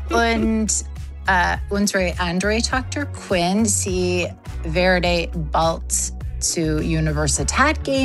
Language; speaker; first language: German; non-native, learner; English